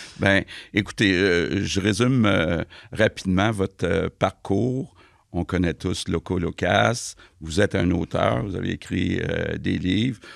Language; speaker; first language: French; native; French